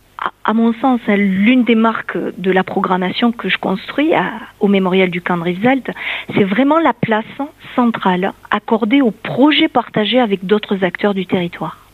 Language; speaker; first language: French; native; French